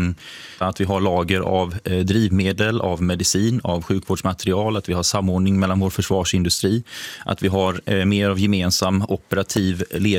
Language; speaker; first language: Swedish; native; Swedish